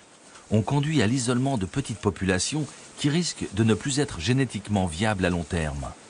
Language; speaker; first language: French; native; French